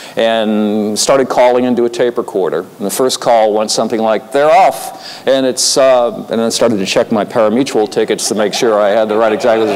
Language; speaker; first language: English; native; English